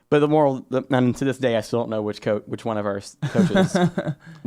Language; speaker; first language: English; native; English